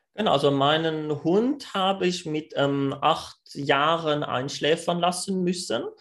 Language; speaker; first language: German; non-native, fluent; French